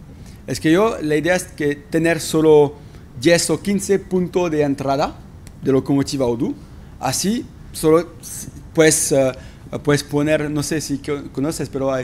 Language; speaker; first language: Spanish; non-native, fluent; French